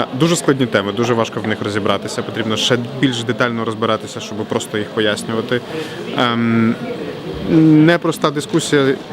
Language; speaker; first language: Ukrainian; native; Ukrainian